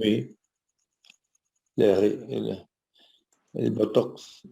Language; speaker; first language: French; non-native, learner; Spanish